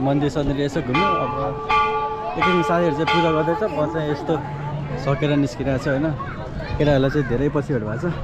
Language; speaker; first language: Nepali; native; Nepali